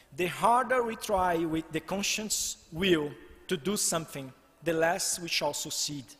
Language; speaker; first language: English; non-native, fluent; Portuguese